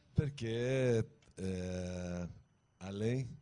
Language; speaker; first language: Italian; non-native, learner; Portuguese